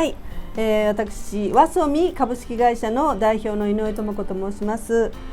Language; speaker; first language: Japanese; native; Japanese